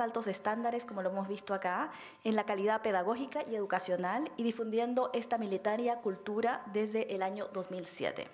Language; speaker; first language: Spanish; native; Spanish